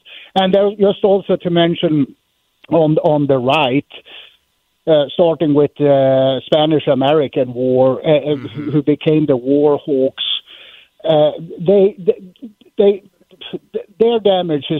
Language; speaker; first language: English; non-native, fluent; Swedish